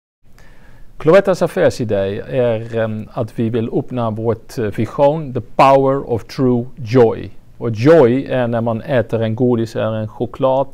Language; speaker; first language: Swedish; non-native, fluent; French